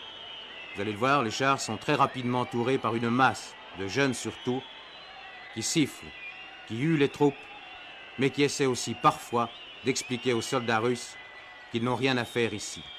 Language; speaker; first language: French; native; French